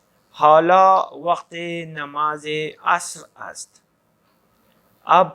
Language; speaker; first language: Persian; non-native, fluent; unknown